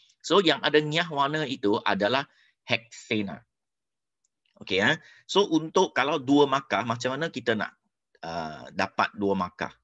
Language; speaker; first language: Malay; non-native, local second language; Chinese